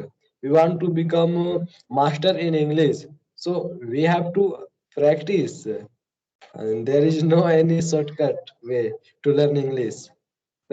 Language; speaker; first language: English; non-native, learner; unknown